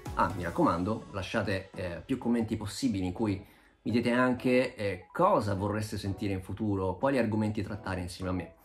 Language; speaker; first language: Italian; early bilingual, other home language; Japanese